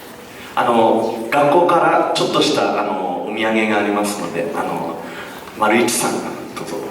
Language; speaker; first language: Japanese; non-native, fluent; English